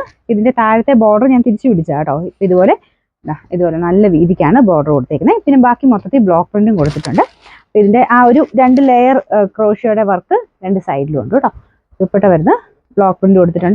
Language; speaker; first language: Malayalam; native; Malayalam